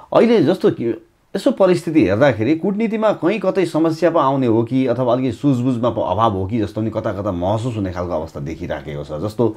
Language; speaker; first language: Nepali; native; Nepali